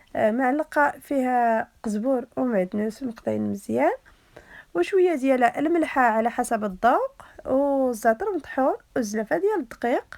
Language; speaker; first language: Arabic; native; Arabic